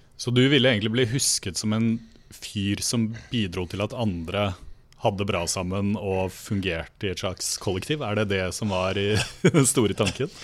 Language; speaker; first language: Norwegian; native; Norwegian